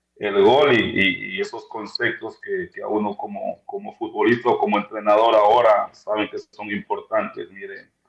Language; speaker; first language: Spanish; native; Spanish